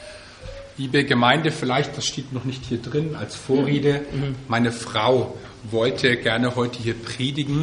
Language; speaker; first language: German; native; German